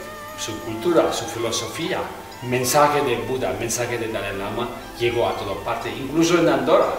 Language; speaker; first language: Spanish; non-native, fluent; Tibetan